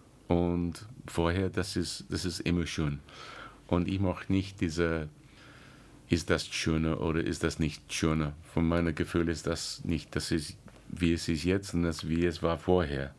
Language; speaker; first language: German; non-native, learner; English